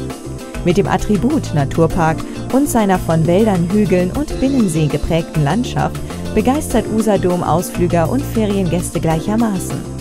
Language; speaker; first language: German; native; German